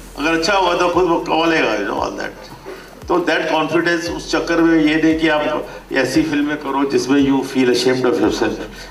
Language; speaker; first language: Hindi; native; Hindi